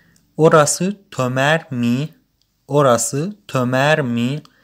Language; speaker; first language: Turkish; non-native, fluent; Persian